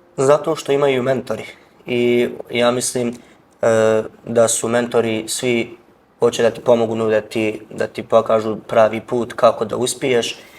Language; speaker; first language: Bosnian; early bilingual, heritage; Bosnian